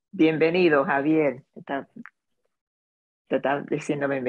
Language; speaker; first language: Spanish; early bilingual, other home language; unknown